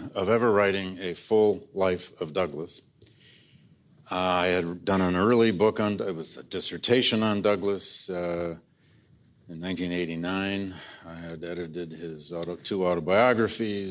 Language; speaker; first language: English; native; English